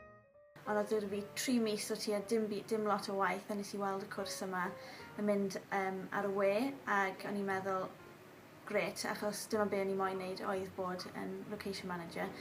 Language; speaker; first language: Welsh; native; Welsh